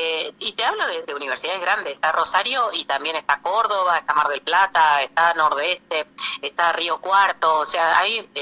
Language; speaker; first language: Spanish; native; Spanish